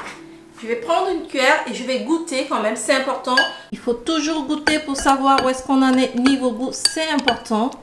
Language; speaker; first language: French; native; French